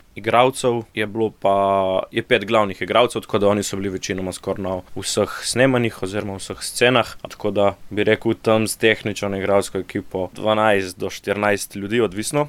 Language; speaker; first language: Slovenian; native; Slovenian